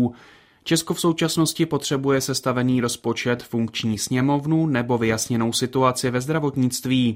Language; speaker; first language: Czech; native; Czech